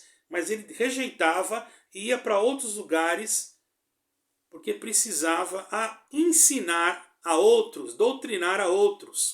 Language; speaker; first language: Portuguese; native; Portuguese